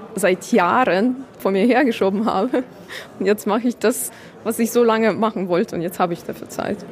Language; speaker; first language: German; non-native, fluent; Ukrainian